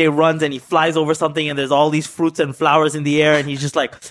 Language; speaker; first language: English; early bilingual, other home language; Tamil